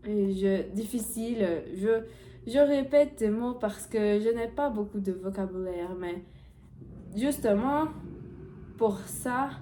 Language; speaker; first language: French; non-native, learner; Portuguese